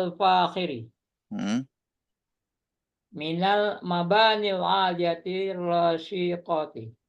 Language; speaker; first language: Arabic; non-native, learner; Indonesian